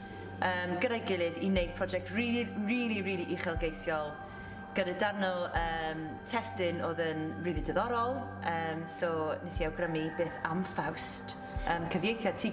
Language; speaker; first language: Welsh; native; Welsh